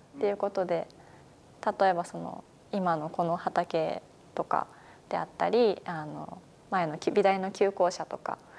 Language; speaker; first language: Japanese; native; Japanese